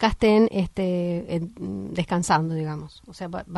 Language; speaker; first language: Spanish; native; Spanish